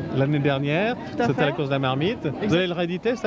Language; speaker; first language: French; native; French